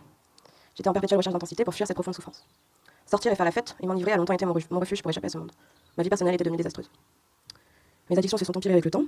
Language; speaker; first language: French; native; French